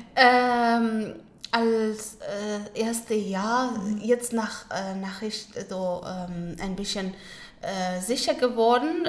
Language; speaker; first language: German; non-native, learner; Pashto